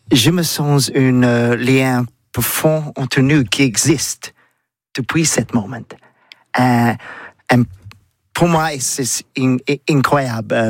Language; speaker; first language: French; non-native, learner; English